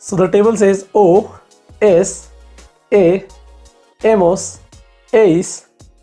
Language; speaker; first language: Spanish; non-native, fluent; Hindi